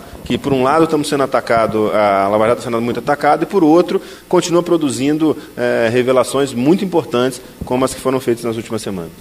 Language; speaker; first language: Portuguese; native; Portuguese